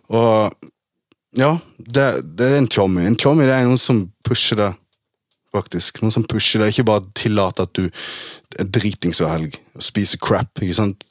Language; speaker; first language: Norwegian; early bilingual, other home language; German